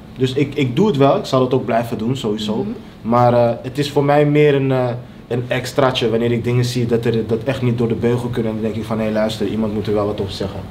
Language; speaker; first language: Dutch; early bilingual, other home language; Papiamento